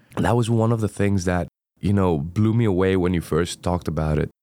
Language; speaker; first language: English; non-native, fluent; Greek